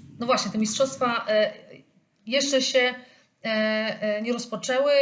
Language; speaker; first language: Polish; native; Polish